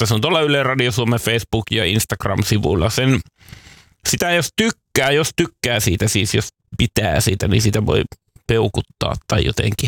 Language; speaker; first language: Finnish; native; Finnish